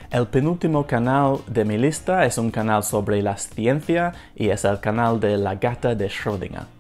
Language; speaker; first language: Spanish; non-native, fluent; English